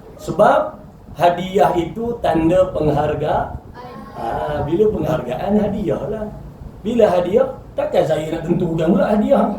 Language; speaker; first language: Malay; native; Malay